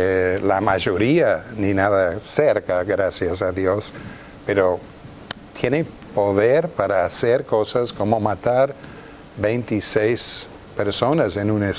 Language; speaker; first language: Spanish; non-native, fluent; English